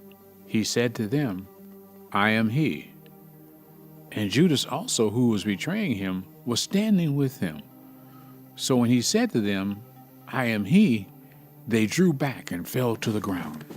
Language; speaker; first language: English; native; English